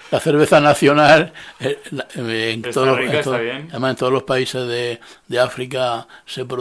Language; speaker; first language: Spanish; native; Spanish